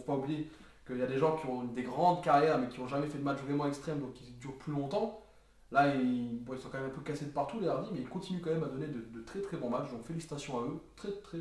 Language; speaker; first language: French; native; French